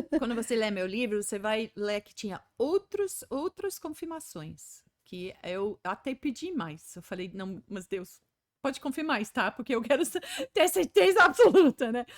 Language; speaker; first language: Portuguese; non-native, fluent; English